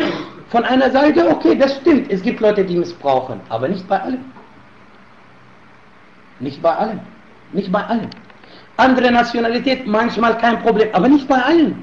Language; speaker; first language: German; non-native, fluent; Arabic